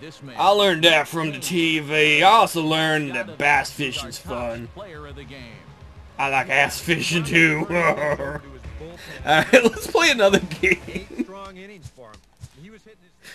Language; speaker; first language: English; native; English